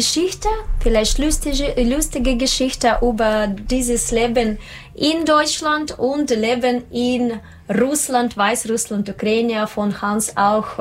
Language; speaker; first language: German; non-native, learner; Russian